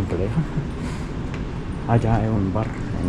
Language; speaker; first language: Spanish; non-native, fluent; German